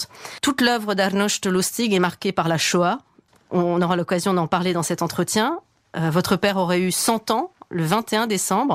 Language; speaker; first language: French; native; French